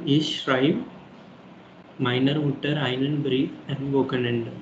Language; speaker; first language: German; non-native, learner; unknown